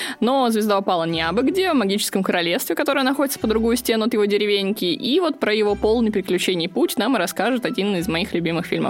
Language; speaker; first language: Russian; native; Russian